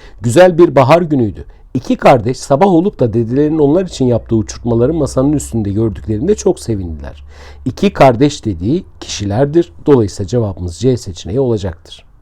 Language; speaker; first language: Turkish; native; Turkish